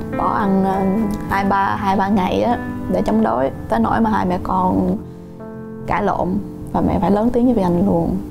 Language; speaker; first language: Vietnamese; early bilingual, other home language; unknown